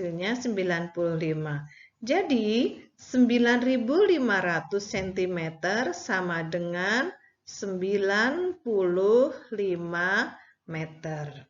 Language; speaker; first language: Indonesian; native; Indonesian